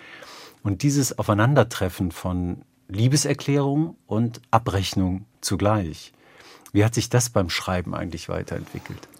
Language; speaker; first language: German; native; German